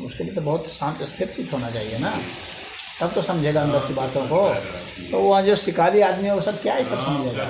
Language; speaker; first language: Hindi; native; Hindi